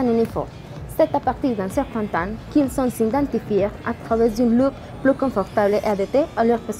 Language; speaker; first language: French; non-native, learner; Spanish